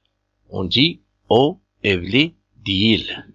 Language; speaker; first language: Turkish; non-native, fluent; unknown